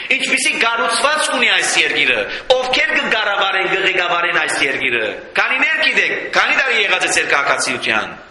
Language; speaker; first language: Armenian; native; Armenian